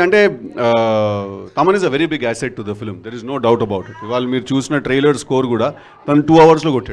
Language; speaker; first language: Telugu; native; Telugu